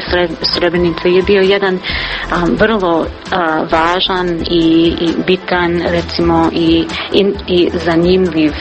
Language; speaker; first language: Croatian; non-native, learner; English